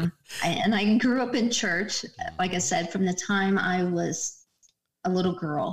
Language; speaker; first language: English; native; English